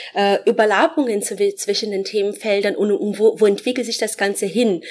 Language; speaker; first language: German; non-native, fluent; Portuguese